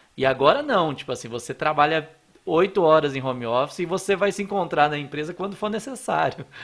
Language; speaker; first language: Portuguese; native; Portuguese